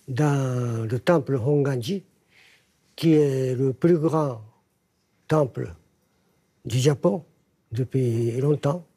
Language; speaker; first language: French; non-native, fluent; Japanese